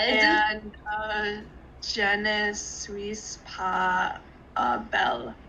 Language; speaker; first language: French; non-native, learner; English